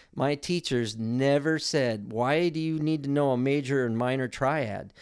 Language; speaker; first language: English; native; English